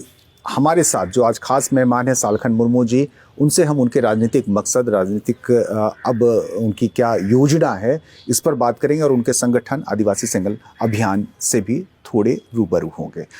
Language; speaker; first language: Hindi; native; Hindi